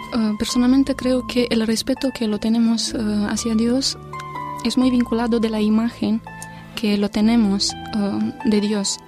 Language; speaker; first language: Spanish; non-native, fluent; Romanian